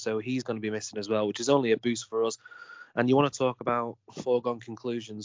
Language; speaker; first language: English; native; English